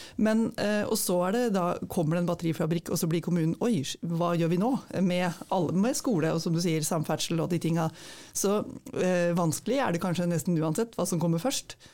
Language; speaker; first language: Norwegian; native; Norwegian